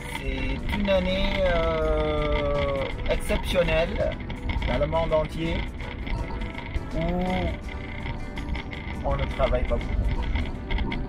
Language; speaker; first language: French; non-native, fluent; Indonesian